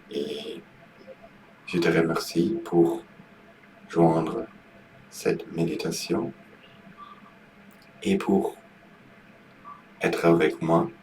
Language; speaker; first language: French; non-native, learner; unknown